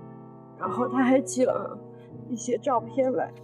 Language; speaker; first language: Chinese; native; Chinese